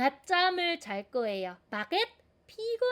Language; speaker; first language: Korean; non-native, fluent; Filipino